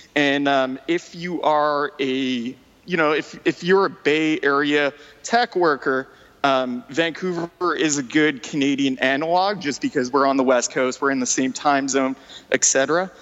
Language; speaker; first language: English; non-native, fluent; French